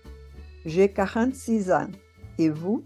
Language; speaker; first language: French; non-native, fluent; Portuguese